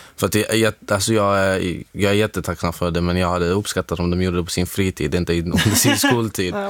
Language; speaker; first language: Swedish; non-native, fluent; Arabic